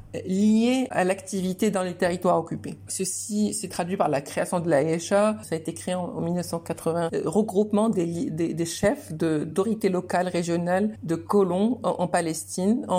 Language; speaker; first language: French; non-native, local second language; Arabic